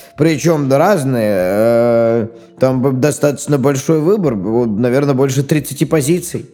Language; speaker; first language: Russian; native; Russian